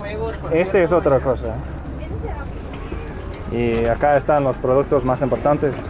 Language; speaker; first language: Spanish; non-native, fluent; English